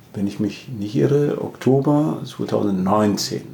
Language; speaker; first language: German; non-native, fluent; Amharic